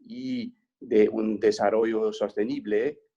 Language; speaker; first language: Spanish; non-native, fluent; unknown